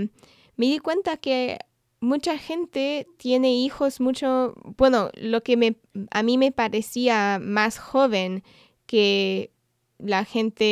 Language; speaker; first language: Spanish; non-native, fluent; English